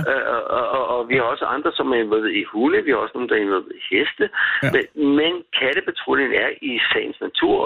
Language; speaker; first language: Danish; native; Danish